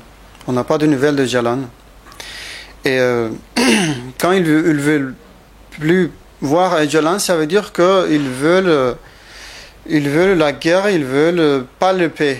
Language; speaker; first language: French; non-native, fluent; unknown